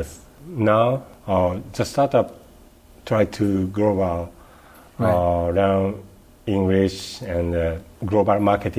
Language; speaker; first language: English; non-native, learner; Japanese